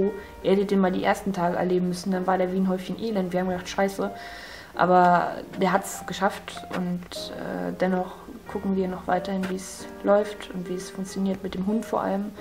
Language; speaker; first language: German; native; German